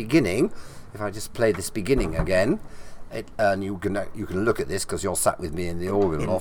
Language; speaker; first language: English; native; English